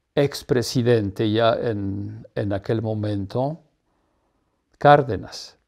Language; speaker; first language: Spanish; non-native, fluent; Polish